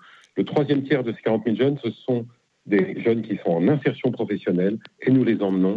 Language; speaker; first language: French; native; French